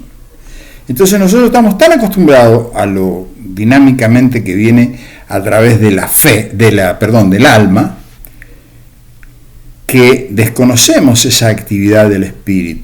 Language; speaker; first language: Spanish; native; Spanish